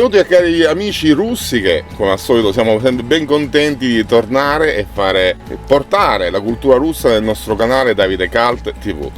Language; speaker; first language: Italian; native; Italian